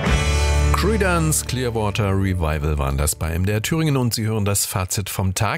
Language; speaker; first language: German; native; German